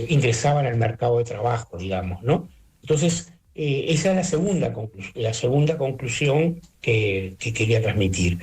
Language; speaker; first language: Spanish; native; Spanish